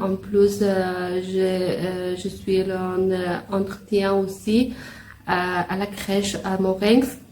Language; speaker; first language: French; non-native, learner; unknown